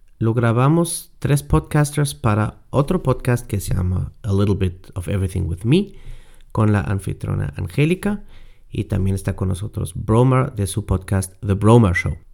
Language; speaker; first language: Spanish; non-native, fluent; German